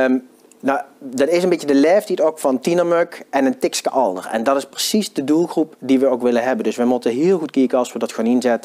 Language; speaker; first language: Dutch; native; Dutch